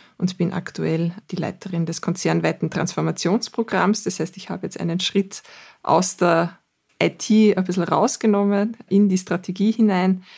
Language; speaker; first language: German; native; German